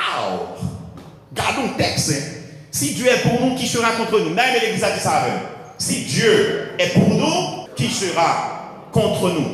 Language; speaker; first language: French; non-native, local second language; Haitian Creole